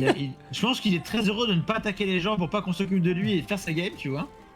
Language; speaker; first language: French; native; French